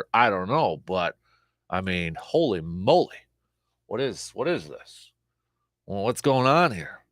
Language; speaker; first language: English; native; English